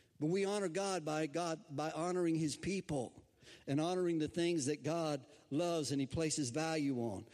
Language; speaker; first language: English; native; English